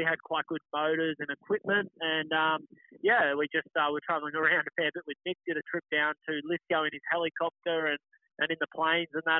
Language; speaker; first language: English; native; English